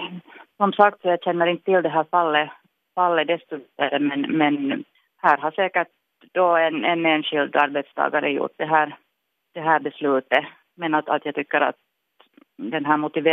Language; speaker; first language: Swedish; native; Swedish